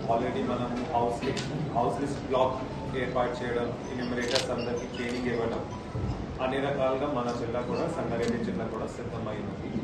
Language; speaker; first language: Telugu; non-native, fluent; Hindi